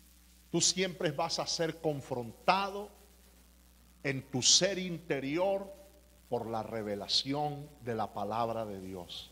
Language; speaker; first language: Spanish; native; Spanish